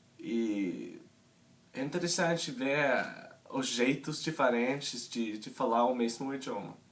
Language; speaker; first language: Portuguese; non-native, fluent; English